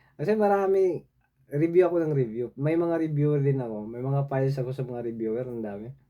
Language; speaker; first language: Filipino; non-native, local second language; Cebuano